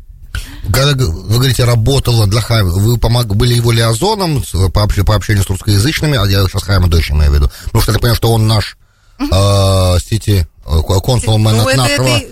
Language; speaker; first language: Russian; native; Russian